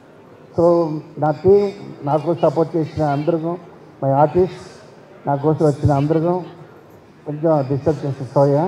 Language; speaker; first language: Telugu; non-native, learner; Tamil